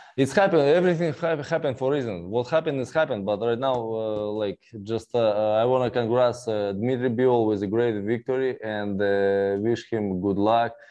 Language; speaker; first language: English; non-native, learner; Russian